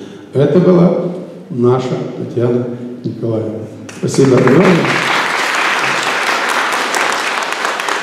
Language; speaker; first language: Russian; native; Russian